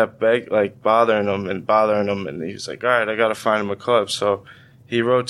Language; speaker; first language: English; native; English